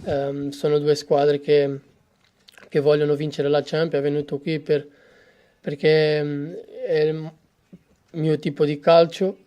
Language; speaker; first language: Italian; non-native, fluent; Portuguese